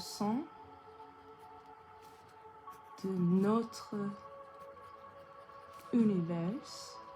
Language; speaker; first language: French; non-native, learner; English